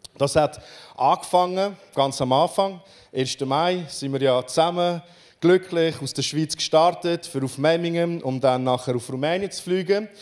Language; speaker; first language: German; non-native, fluent; Romanian